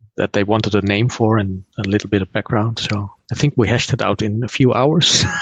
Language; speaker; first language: English; non-native, fluent; Dutch